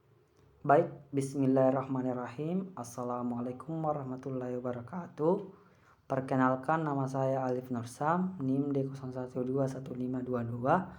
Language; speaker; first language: Indonesian; native; Indonesian